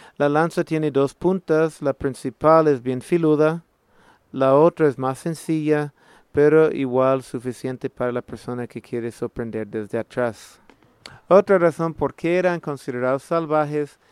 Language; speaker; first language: Spanish; non-native, fluent; English